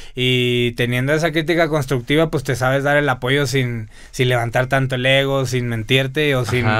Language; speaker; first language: Spanish; native; Spanish